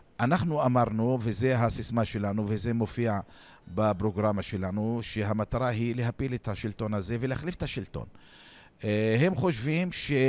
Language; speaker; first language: Hebrew; non-native, local second language; Arabic